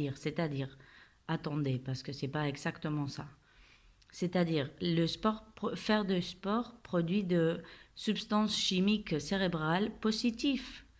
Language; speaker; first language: French; non-native, fluent; Spanish